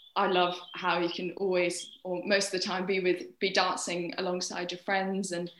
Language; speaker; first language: English; native; English